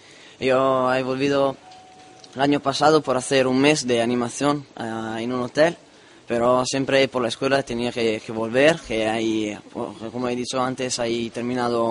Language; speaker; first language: Spanish; non-native, learner; Italian